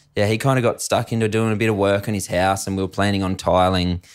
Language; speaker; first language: English; native; English